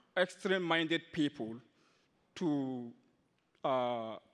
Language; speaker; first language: English; non-native, local second language; Hausa